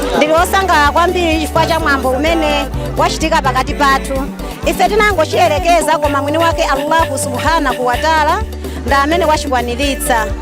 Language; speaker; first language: Nyanja; non-native, local second language; Yao